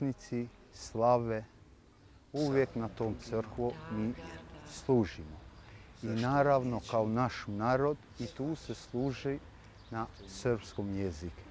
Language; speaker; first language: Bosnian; early bilingual, heritage; Serbian